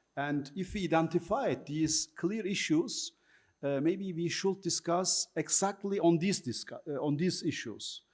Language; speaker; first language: English; non-native, fluent; Turkish